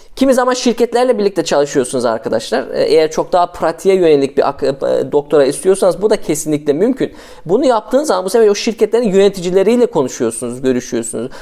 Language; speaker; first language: Turkish; early bilingual, heritage; Turkish